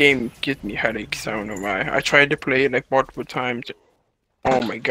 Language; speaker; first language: English; native; English